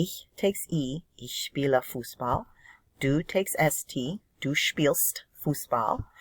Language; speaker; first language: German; non-native, fluent; English